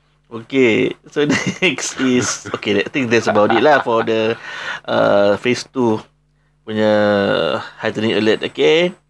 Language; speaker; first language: English; non-native, local second language; Malay